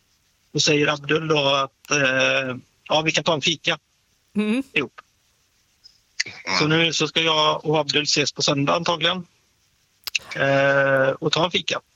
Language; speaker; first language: Swedish; native; Swedish